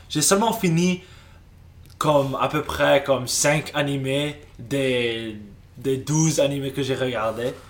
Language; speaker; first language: French; non-native, local second language; English